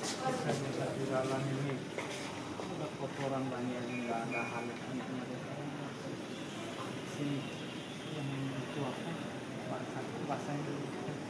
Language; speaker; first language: Indonesian; non-native, learner; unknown